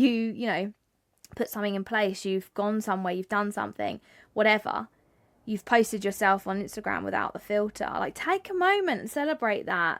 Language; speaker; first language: English; native; English